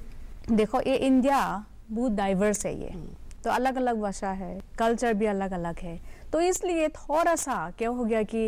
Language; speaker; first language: Hindi; non-native, local second language; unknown